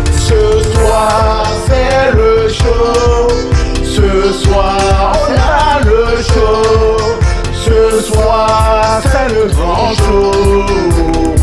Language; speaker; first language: French; native; French